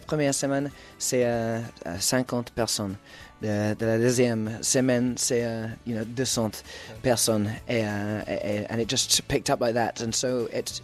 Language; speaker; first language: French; non-native, learner; English